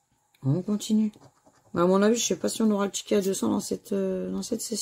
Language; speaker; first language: French; native; French